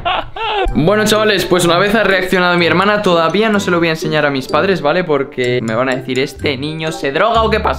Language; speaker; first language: Spanish; native; Spanish